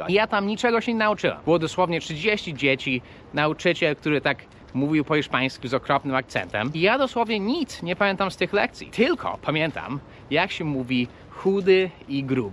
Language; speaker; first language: Polish; early bilingual, heritage; Polish